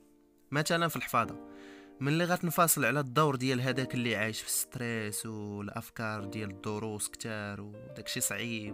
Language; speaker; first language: Arabic; native; Arabic